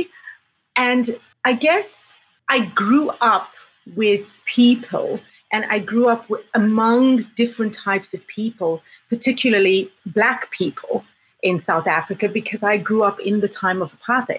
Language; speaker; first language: English; native; English